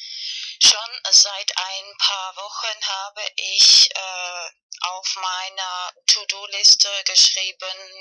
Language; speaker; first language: German; non-native, fluent; Spanish